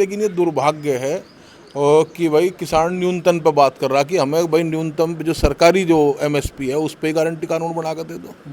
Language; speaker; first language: Hindi; native; Hindi